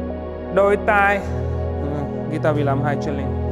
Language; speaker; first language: Vietnamese; non-native, learner; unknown